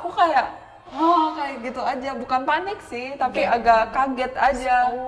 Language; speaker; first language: Indonesian; early bilingual, other home language; Korean